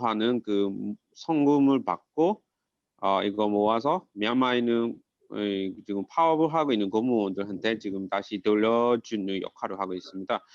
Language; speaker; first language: Korean; non-native, fluent; Burmese